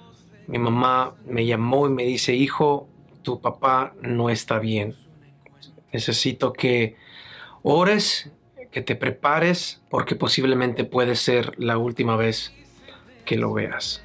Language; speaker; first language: Spanish; native; Spanish